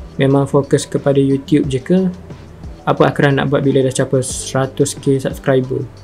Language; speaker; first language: Malay; native; Malay